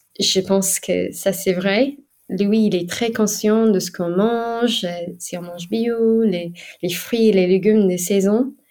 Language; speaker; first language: French; non-native, fluent; English